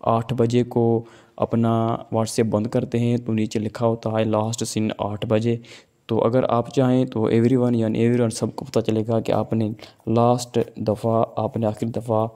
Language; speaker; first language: Urdu; non-native, local second language; Sindhi